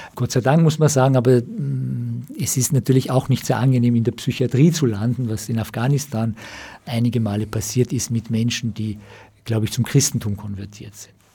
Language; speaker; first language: German; early bilingual, other home language; Persian